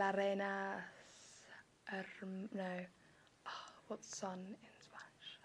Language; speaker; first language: Spanish; non-native, learner; English